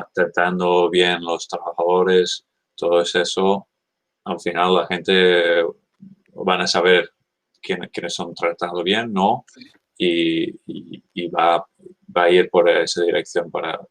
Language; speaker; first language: Spanish; non-native, fluent; English